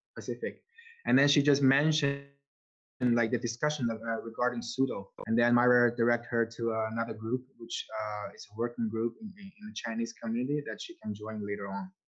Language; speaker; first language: English; non-native, fluent; Chinese